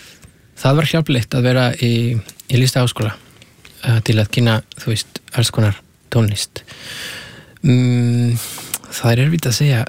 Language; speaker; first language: Icelandic; non-native, fluent; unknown